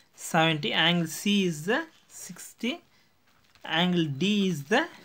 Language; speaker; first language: English; non-native, local second language; Tamil